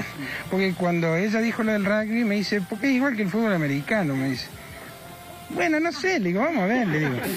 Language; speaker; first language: Spanish; native; Spanish